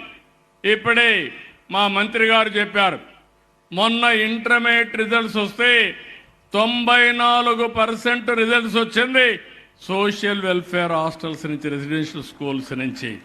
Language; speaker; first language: Telugu; native; Telugu